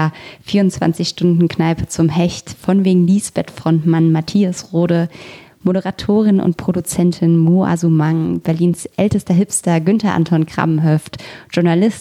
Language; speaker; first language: German; native; German